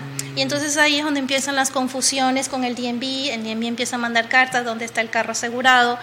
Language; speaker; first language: Spanish; native; Spanish